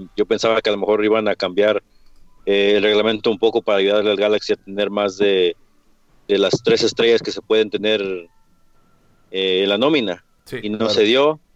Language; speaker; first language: Spanish; early bilingual, heritage; Spanish